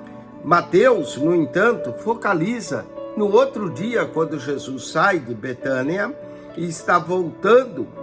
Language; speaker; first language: Portuguese; native; Portuguese